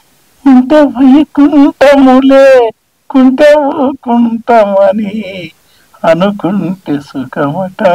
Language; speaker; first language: Telugu; native; Telugu